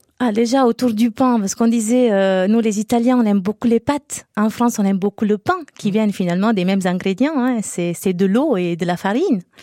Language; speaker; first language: French; non-native, fluent; Italian